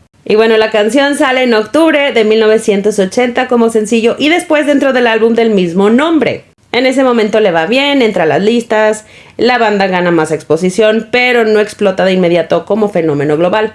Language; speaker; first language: Spanish; native; Spanish